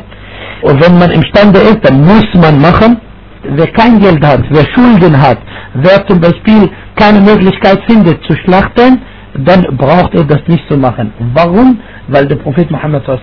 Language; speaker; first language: German; non-native, fluent; Arabic